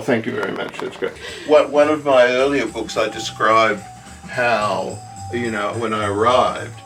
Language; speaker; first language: English; native; English